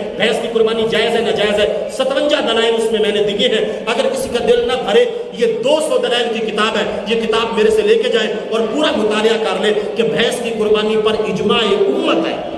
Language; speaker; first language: Urdu; non-native, local second language; Punjabi